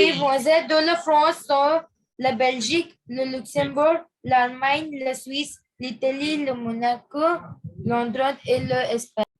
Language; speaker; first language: French; non-native, learner; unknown